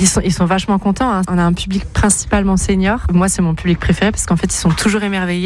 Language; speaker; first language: French; native; French